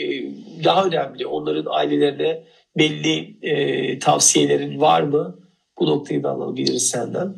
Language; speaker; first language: Turkish; native; Turkish